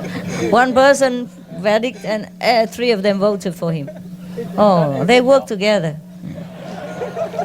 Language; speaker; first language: English; non-native, fluent; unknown